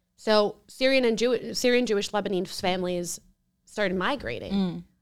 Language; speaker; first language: English; early bilingual, other home language; Spanish